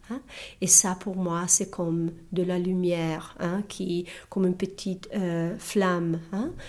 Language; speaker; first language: French; non-native, fluent; Italian